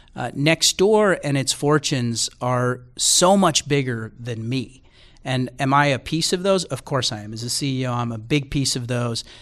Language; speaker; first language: English; native; English